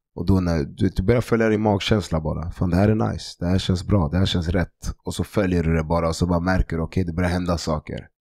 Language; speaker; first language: Swedish; native; Swedish